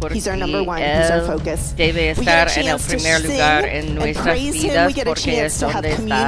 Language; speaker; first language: Spanish; non-native, fluent; English